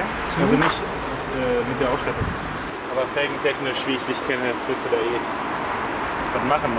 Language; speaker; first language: German; native; German